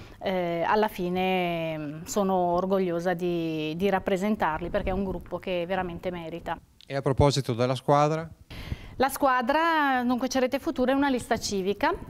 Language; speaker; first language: Italian; native; Italian